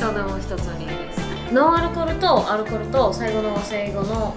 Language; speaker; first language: Japanese; non-native, fluent; Chinese